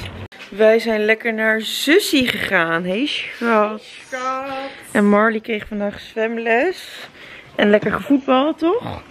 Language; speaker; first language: Dutch; native; Dutch